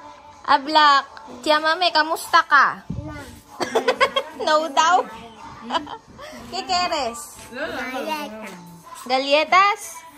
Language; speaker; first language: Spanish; non-native, learner; Filipino